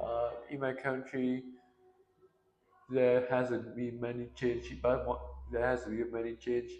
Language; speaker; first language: English; non-native, learner; Vietnamese